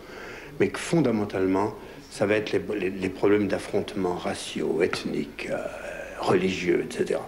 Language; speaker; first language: French; native; French